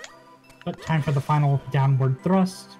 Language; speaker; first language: English; native; English